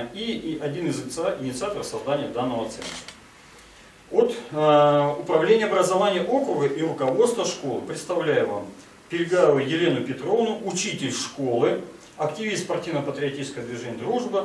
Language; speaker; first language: Russian; native; Russian